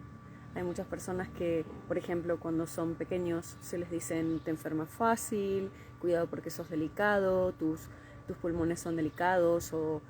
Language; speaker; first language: Spanish; native; Spanish